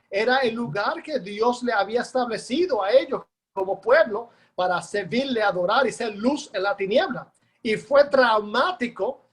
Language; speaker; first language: Spanish; early bilingual, heritage; Spanish